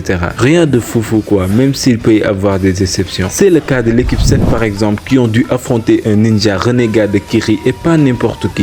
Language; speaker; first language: French; native; French